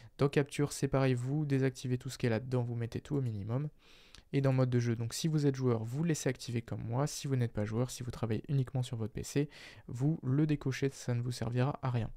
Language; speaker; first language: French; native; French